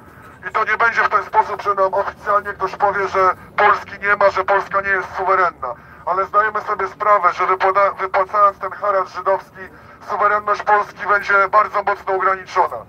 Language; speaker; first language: Polish; native; Polish